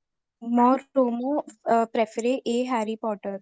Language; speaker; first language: French; non-native, learner; Hindi